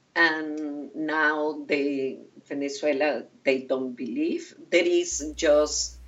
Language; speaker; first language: English; non-native, fluent; Spanish